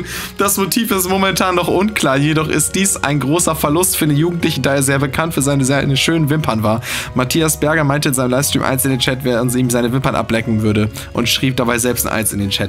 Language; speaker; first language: German; native; German